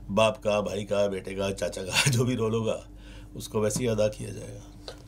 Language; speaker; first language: Hindi; native; Hindi